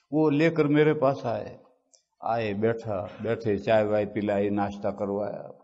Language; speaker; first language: Urdu; non-native, local second language; Gujarati